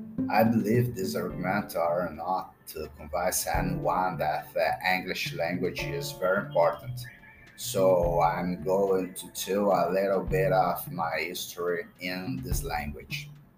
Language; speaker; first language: English; non-native, learner; Portuguese